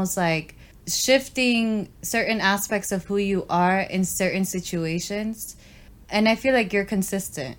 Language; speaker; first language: English; native; English